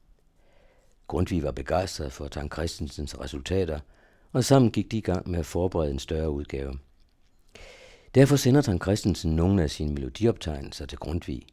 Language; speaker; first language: Danish; native; Danish